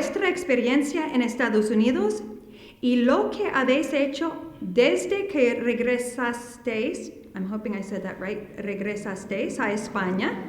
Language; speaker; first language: Spanish; non-native, fluent; English